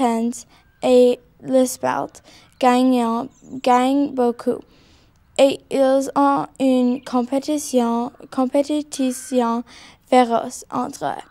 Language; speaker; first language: French; non-native, learner; English